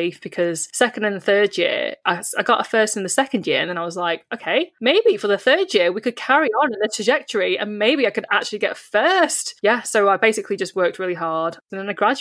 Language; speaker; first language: English; native; English